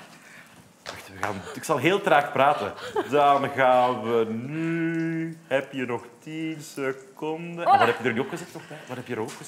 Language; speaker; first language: Dutch; native; Dutch